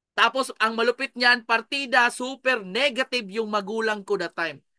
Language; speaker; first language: Filipino; non-native, local second language; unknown